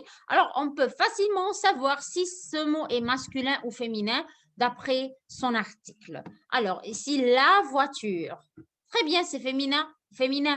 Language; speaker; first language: French; non-native, fluent; Arabic